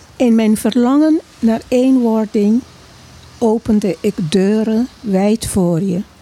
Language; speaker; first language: Dutch; non-native, local second language; Papiamento